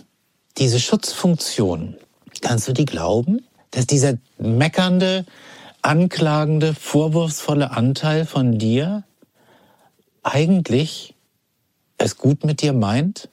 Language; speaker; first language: German; native; German